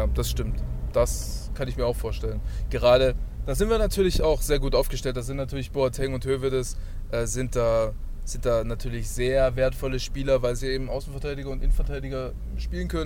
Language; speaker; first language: German; native; German